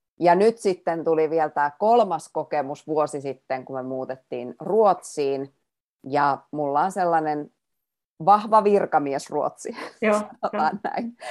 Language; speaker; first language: Finnish; native; Finnish